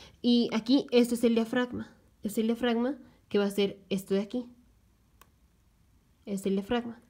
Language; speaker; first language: Spanish; native; Spanish